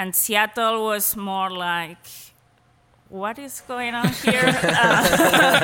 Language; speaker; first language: English; non-native, fluent; Spanish